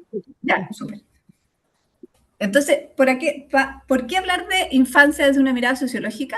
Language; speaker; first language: Spanish; native; Spanish